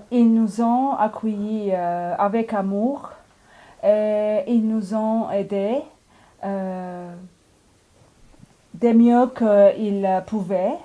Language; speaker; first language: French; non-native, learner; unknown